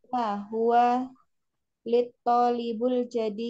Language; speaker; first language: Arabic; non-native, learner; Indonesian